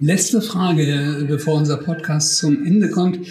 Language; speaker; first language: German; native; German